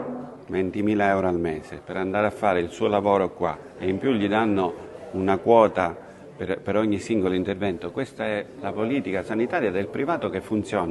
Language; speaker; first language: Italian; native; Italian